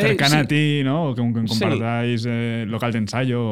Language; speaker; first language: Spanish; native; Spanish